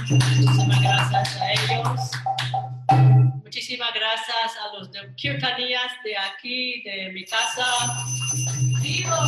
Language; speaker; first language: Spanish; non-native, fluent; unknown